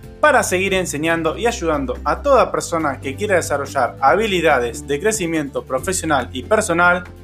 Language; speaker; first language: Spanish; native; Spanish